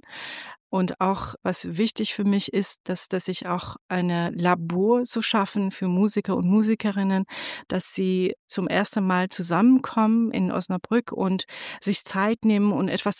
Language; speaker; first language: German; non-native, fluent; Persian